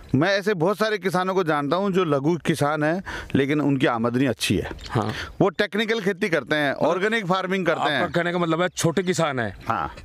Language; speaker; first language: Hindi; native; Hindi